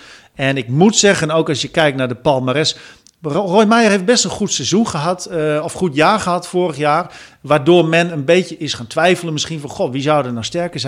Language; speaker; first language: Dutch; native; Dutch